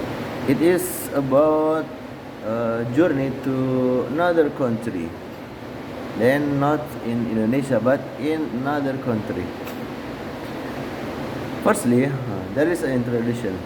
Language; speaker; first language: English; non-native, learner; Indonesian